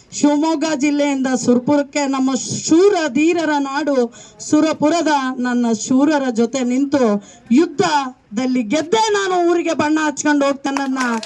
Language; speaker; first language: Kannada; native; Kannada